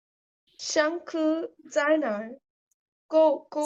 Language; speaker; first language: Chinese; non-native, learner; Urdu